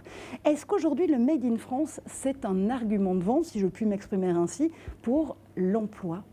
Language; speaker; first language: French; native; French